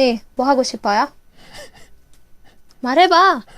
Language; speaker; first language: Korean; non-native, learner; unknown